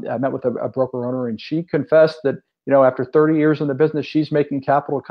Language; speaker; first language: English; native; English